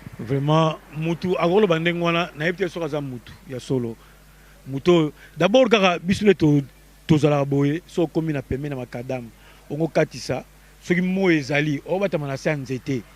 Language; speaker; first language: Lingala; native; Lingala